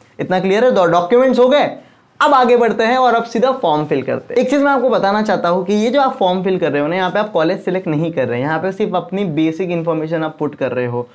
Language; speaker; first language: Hindi; non-native, local second language; Marwari